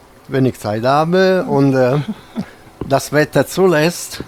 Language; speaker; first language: German; non-native, fluent; Italian